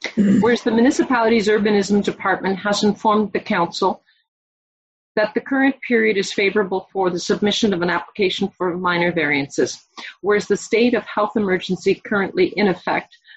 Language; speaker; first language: English; native; English